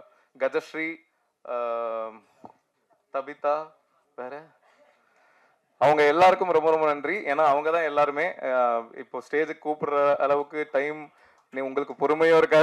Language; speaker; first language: Tamil; native; Tamil